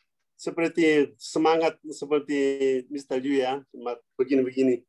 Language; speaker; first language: Indonesian; non-native, learner; Korean